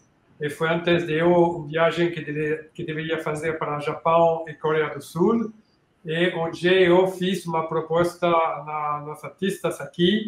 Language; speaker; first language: Portuguese; non-native, learner; French